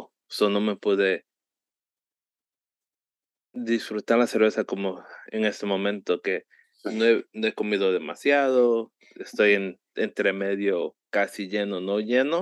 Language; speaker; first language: Spanish; early bilingual, heritage; Spanish